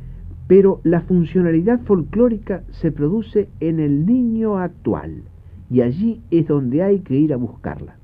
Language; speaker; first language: Spanish; native; Spanish